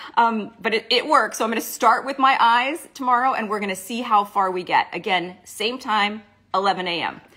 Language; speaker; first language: English; native; English